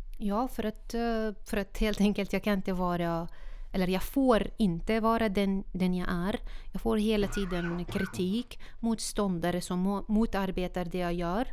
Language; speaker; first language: Swedish; non-native, fluent; Arabic